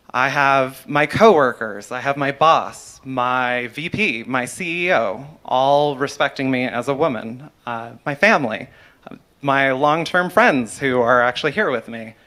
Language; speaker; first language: English; native; English